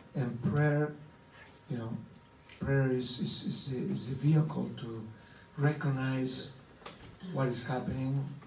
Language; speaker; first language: English; non-native, fluent; Spanish